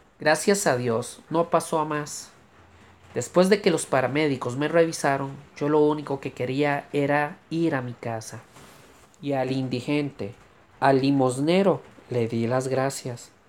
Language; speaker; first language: Spanish; native; Spanish